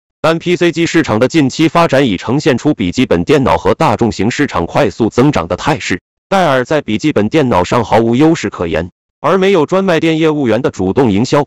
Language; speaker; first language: Chinese; native; Chinese